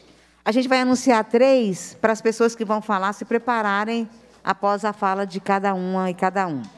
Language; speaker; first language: Portuguese; native; Portuguese